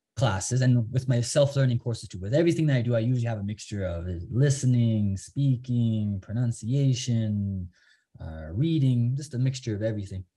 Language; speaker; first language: English; native; English